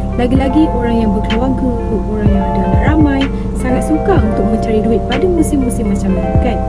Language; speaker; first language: Malay; native; Malay